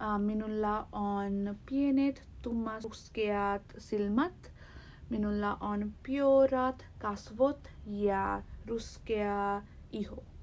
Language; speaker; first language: Finnish; non-native, learner; Nepali